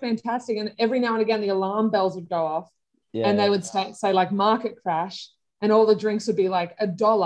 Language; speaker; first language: English; native; English